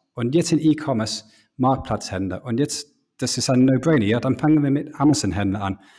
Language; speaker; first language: German; non-native, fluent; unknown